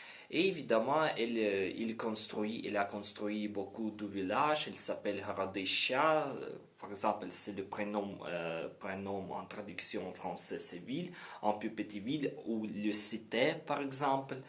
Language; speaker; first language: French; non-native, learner; Ukrainian